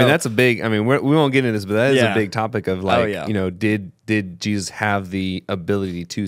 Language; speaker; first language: English; native; English